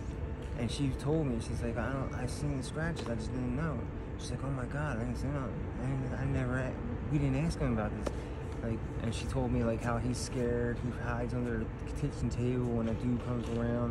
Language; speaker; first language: English; native; English